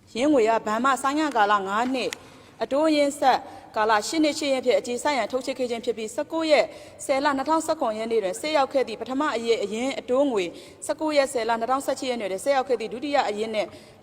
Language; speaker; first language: Burmese; native; Burmese